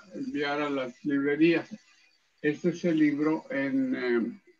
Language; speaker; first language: Spanish; early bilingual, heritage; Spanish